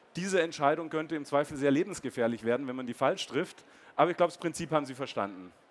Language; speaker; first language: German; native; German